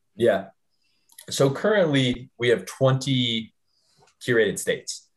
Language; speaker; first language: English; native; English